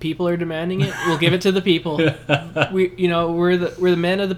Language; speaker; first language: English; native; English